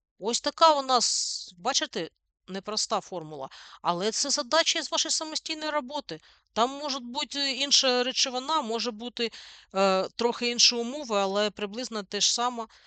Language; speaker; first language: Ukrainian; non-native, local second language; Russian